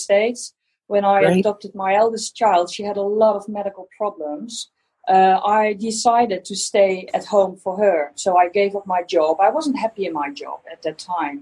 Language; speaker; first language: English; non-native, fluent; Dutch